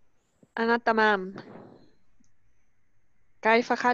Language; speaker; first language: Arabic; non-native, learner; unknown